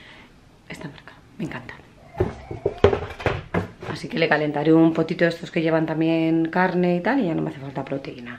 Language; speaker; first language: Spanish; native; Spanish